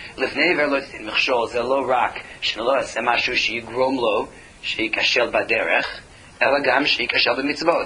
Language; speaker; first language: Hebrew; non-native, fluent; English